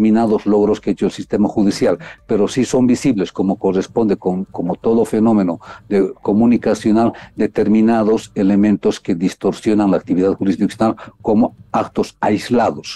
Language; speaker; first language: Spanish; native; Spanish